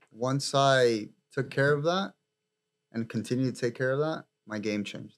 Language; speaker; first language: English; early bilingual, other home language; Spanish